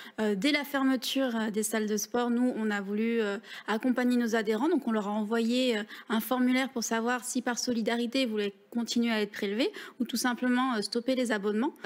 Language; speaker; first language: French; native; French